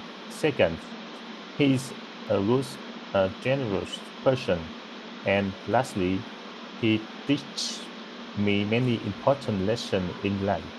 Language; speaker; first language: English; non-native, learner; Vietnamese